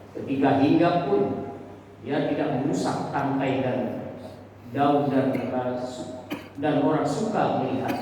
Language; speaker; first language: Indonesian; native; Indonesian